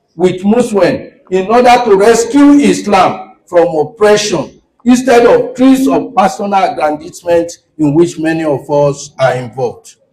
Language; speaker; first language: English; non-native, local second language; Yoruba